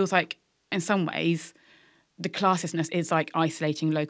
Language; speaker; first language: English; native; English